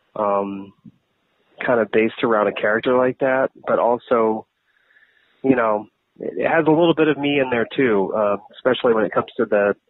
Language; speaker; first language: English; native; English